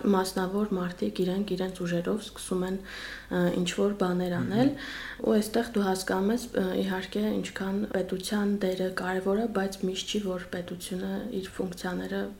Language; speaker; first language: Armenian; native; Armenian